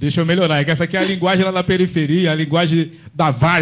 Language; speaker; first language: Portuguese; native; Portuguese